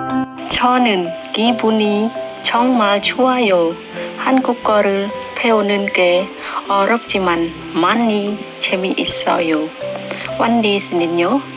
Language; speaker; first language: Korean; non-native, learner; Khmer